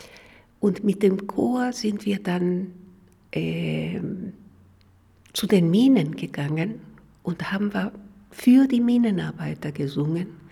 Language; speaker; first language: German; non-native, fluent; Spanish